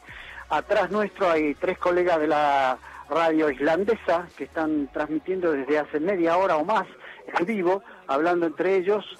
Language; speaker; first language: Spanish; native; Spanish